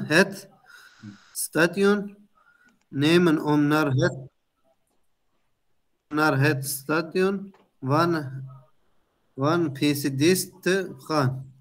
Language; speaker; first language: Dutch; non-native, learner; Turkish